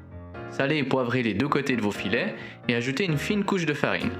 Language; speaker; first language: French; native; French